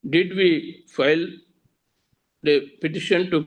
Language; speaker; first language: English; non-native, learner; Telugu